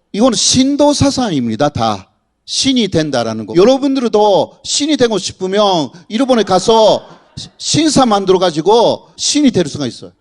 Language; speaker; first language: Korean; non-native, fluent; Japanese